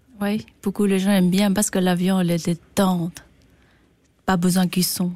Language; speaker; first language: French; non-native, learner; Chinese